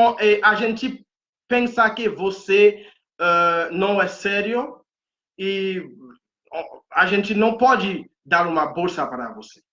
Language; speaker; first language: Portuguese; non-native, fluent; Haitian Creole